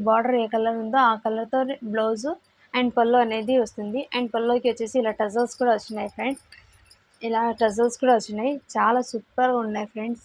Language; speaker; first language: Telugu; non-native, local second language; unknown